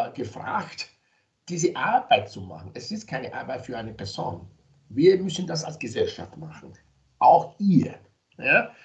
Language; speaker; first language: German; non-native, fluent; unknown